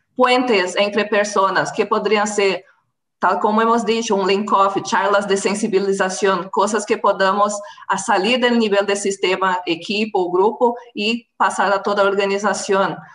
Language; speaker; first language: Spanish; non-native, fluent; Portuguese